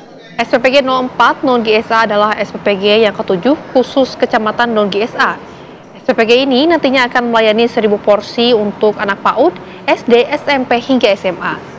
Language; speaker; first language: Indonesian; native; Indonesian